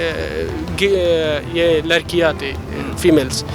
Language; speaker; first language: Hindi; non-native, fluent; Persian